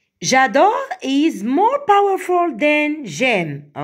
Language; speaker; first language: English; non-native, fluent; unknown